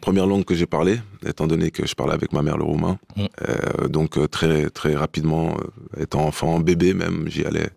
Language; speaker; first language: French; non-native, fluent; Romanian